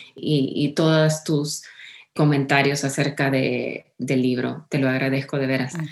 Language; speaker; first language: Spanish; early bilingual, heritage; Spanish